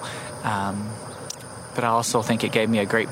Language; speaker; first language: English; native; English